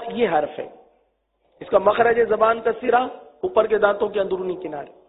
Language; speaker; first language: Urdu; native; Urdu